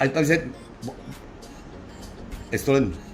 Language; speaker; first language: English; non-native, local second language; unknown